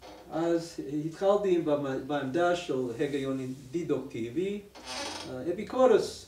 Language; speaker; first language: Hebrew; non-native, fluent; English